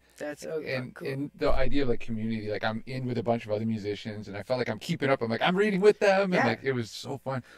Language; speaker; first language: English; native; English